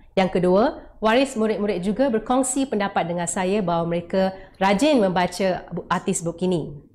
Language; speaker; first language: Malay; non-native, local second language; Tamil